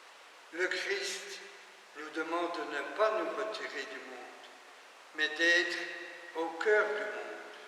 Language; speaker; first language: French; native; French